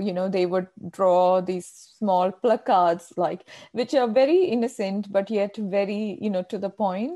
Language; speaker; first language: English; non-native, local second language; Malayalam